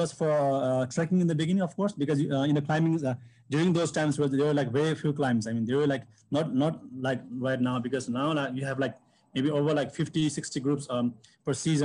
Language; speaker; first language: English; non-native, local second language; Sherpa